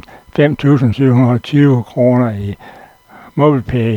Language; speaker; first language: Danish; native; Danish